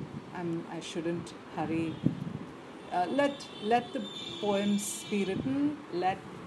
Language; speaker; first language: English; non-native, local second language; Malayalam